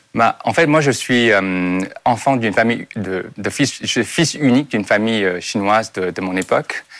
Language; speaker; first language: French; non-native, fluent; Chinese